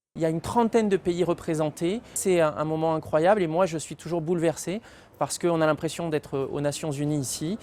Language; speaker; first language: French; native; French